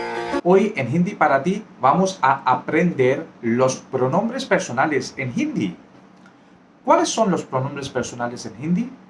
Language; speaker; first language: Spanish; non-native, fluent; Hindi